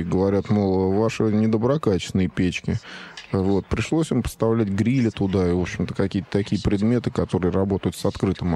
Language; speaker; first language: Russian; native; Russian